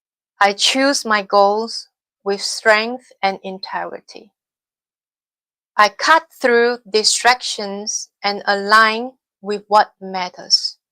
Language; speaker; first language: English; non-native, fluent; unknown